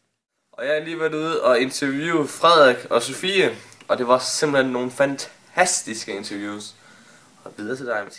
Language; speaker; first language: Danish; native; Danish